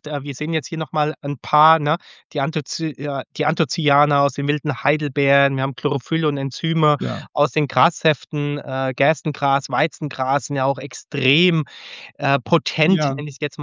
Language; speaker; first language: German; native; German